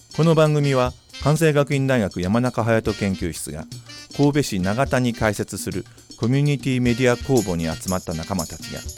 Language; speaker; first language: Japanese; native; Japanese